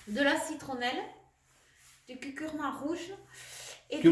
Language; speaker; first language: French; native; French